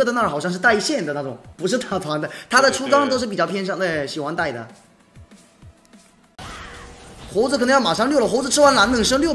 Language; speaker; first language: Chinese; native; Chinese